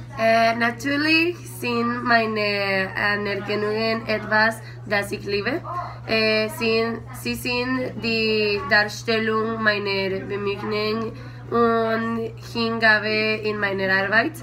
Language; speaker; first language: German; non-native, learner; Spanish